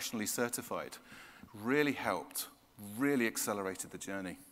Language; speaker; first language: English; native; English